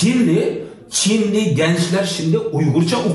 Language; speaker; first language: Turkish; non-native, learner; Uyghur